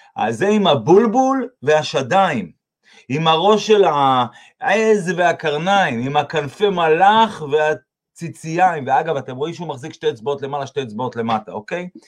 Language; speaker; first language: Hebrew; native; Hebrew